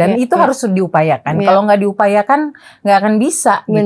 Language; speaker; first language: Indonesian; native; Indonesian